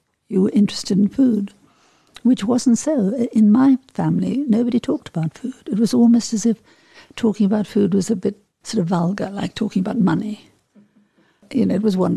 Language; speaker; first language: English; native; English